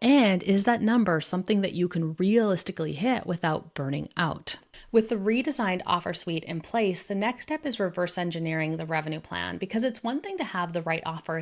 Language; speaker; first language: English; native; English